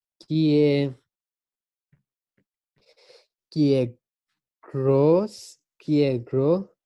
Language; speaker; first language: French; non-native, learner; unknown